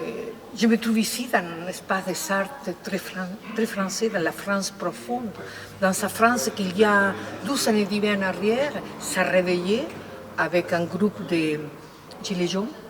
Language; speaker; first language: French; non-native, fluent; Spanish